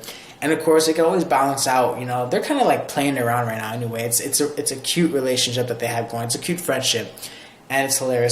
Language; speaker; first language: English; native; English